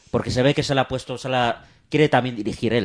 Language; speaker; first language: Spanish; native; Spanish